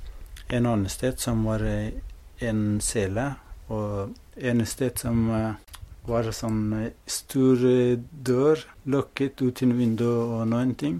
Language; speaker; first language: Norwegian; non-native, fluent; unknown